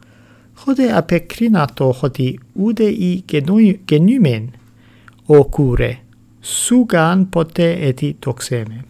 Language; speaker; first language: Greek; non-native, fluent; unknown